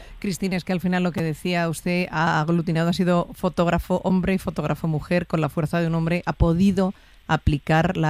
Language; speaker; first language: Spanish; native; Spanish